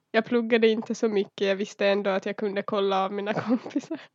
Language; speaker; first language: Swedish; early bilingual, other home language; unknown